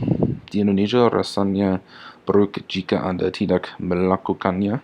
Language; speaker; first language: Indonesian; non-native, learner; English